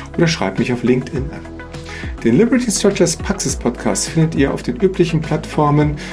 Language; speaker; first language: German; native; German